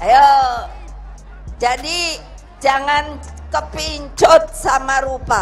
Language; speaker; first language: Indonesian; native; Indonesian